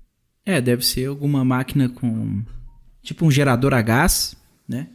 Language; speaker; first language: Portuguese; native; Portuguese